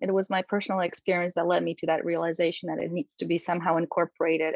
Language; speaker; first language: English; non-native, fluent; Polish